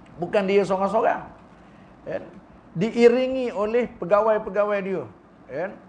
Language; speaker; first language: Malay; native; Malay